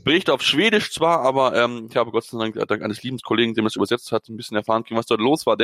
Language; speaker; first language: German; native; German